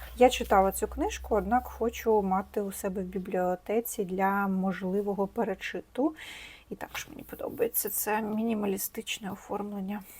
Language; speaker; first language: Ukrainian; native; Ukrainian